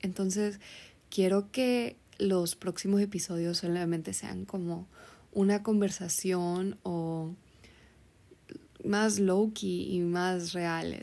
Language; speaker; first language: Spanish; early bilingual, heritage; Spanish